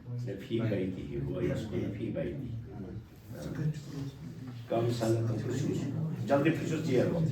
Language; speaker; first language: Arabic; non-native, fluent; Kashmiri